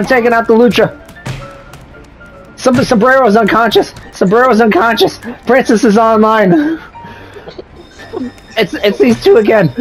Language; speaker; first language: English; native; English